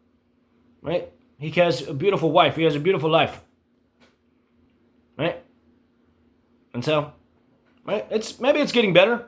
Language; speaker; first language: English; native; English